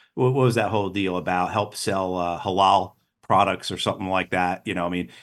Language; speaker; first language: English; native; English